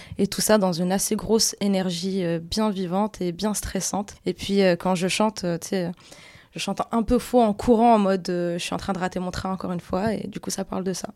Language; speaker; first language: French; non-native, local second language; Arabic